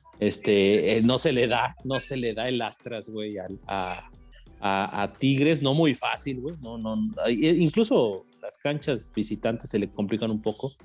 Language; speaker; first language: Spanish; native; Spanish